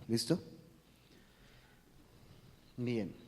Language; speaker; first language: Spanish; native; Spanish